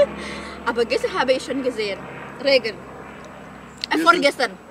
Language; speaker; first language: German; non-native, learner; Indonesian